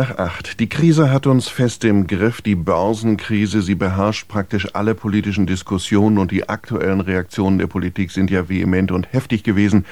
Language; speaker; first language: German; native; German